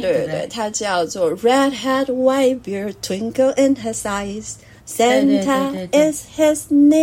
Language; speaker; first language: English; non-native, fluent; Chinese